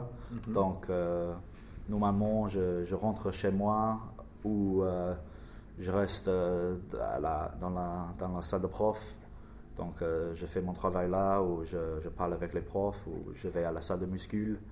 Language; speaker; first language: French; non-native, learner; English